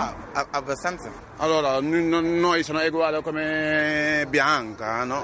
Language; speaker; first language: Italian; non-native, learner; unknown